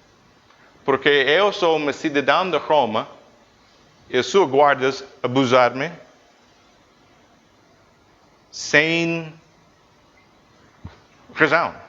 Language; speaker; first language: Portuguese; non-native, fluent; English